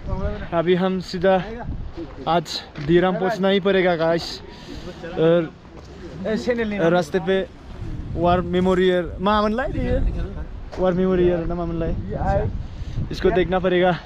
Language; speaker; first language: Hindi; non-native, local second language; Bodo